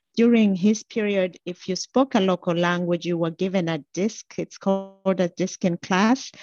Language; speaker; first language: English; non-native, local second language; Gusii